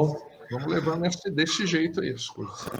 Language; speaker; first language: Portuguese; native; Portuguese